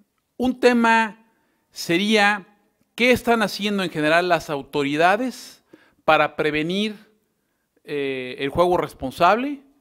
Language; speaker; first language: Spanish; native; Spanish